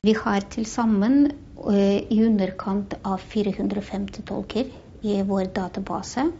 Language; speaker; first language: Norwegian; non-native, fluent; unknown